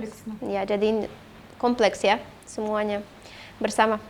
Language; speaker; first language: Indonesian; non-native, fluent; Russian